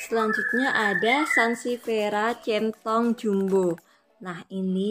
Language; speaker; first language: Indonesian; native; Indonesian